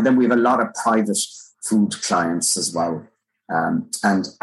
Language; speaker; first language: English; native; English